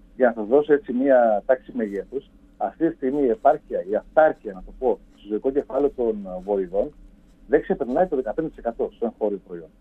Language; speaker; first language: Greek; native; Greek